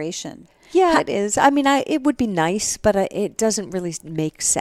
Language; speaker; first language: English; native; English